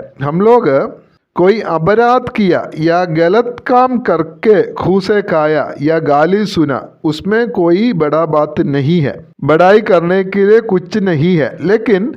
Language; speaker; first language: Hindi; non-native, local second language; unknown